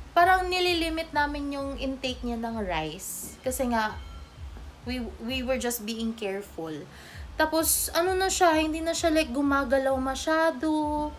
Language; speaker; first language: Filipino; non-native, local second language; Cebuano